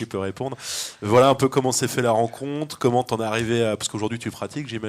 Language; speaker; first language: French; native; French